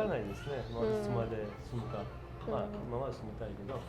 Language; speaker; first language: Japanese; non-native, learner; Turkish